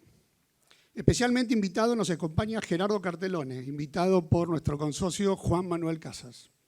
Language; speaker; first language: Spanish; native; Spanish